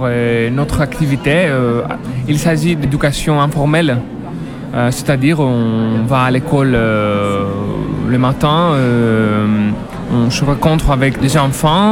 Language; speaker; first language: French; non-native, learner; Greek